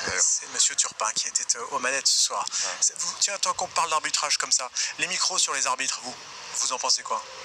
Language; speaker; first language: French; native; French